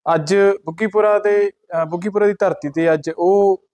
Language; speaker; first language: Punjabi; native; Punjabi